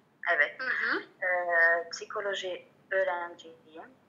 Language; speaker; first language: Turkish; non-native, learner; Arabic